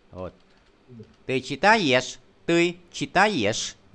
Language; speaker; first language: Russian; non-native, fluent; Vietnamese